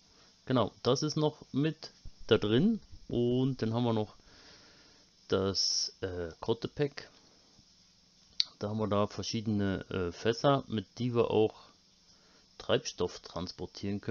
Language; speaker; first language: German; native; German